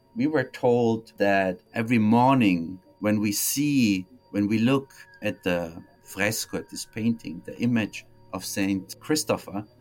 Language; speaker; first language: English; non-native, fluent; German